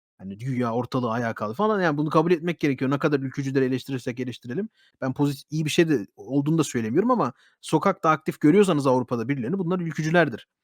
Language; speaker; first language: Turkish; early bilingual, heritage; Turkish